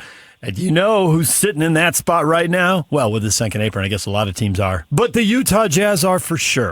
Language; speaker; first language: English; native; English